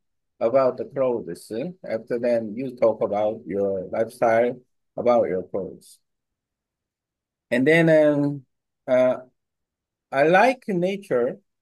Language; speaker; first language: English; non-native, learner; Korean